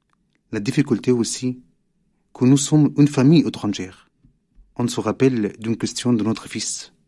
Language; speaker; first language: French; non-native, learner; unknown